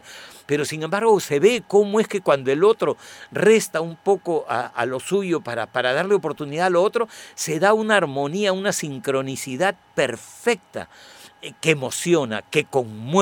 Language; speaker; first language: Spanish; native; Spanish